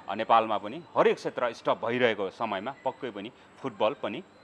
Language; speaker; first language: Nepali; native; Nepali